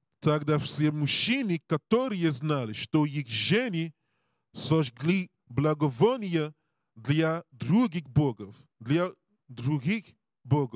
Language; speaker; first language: Russian; non-native, learner; English